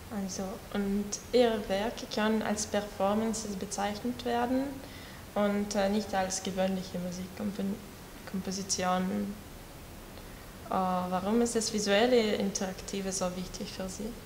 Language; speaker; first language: German; non-native, learner; Russian